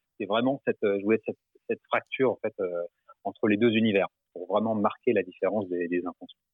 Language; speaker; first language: French; native; French